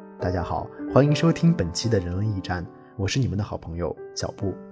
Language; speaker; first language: Chinese; native; Chinese